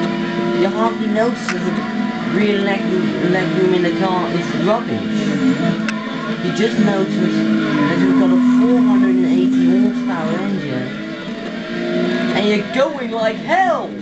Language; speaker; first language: English; non-native, fluent; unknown